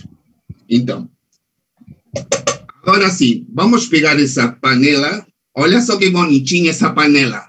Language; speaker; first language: Portuguese; non-native, fluent; Spanish